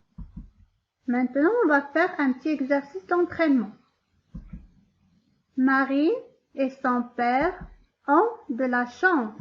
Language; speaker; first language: French; non-native, local second language; Arabic